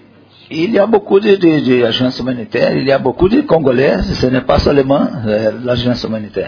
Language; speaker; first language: French; non-native, learner; Portuguese